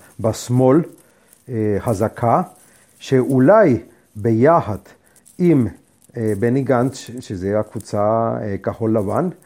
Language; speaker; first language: Hebrew; non-native, fluent; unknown